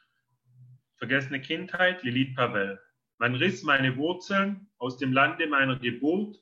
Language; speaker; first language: German; native; German